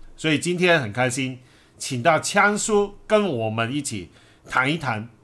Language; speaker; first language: Chinese; non-native, local second language; Cantonese